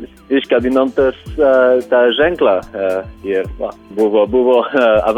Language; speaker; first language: Lithuanian; non-native, learner; French